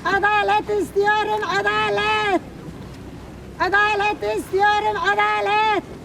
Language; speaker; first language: Turkish; non-native, local second language; Kurdish